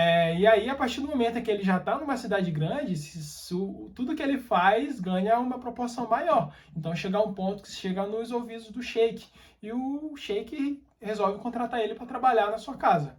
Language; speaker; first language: Portuguese; native; Portuguese